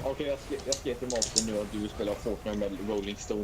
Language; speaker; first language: Swedish; native; Swedish